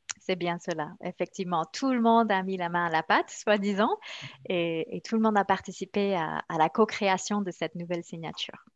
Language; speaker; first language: French; non-native, fluent; Spanish